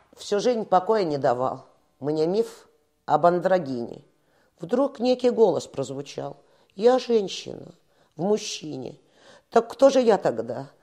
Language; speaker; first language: Russian; native; Russian